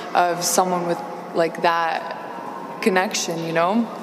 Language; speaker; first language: English; early bilingual, other home language; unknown